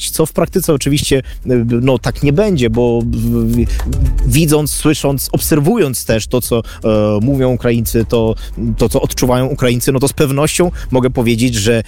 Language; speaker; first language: Polish; non-native, fluent; Ukrainian